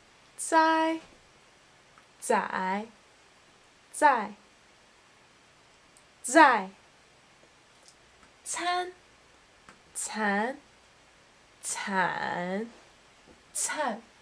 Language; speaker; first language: Chinese; non-native, learner; English